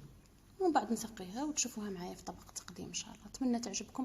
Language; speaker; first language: Arabic; native; Arabic